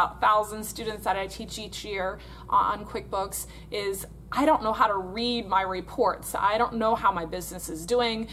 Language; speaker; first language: English; native; English